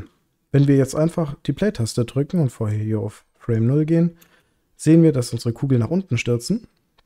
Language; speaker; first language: German; native; German